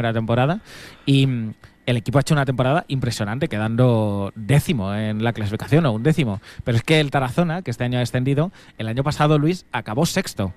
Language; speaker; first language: Spanish; native; Spanish